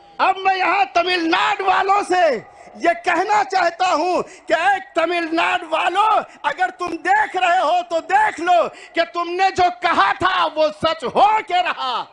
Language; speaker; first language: Hindi; non-native, local second language; Urdu